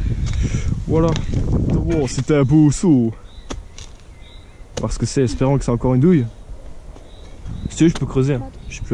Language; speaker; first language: French; native; French